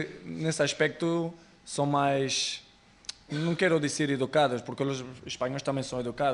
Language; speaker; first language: Spanish; non-native, fluent; Portuguese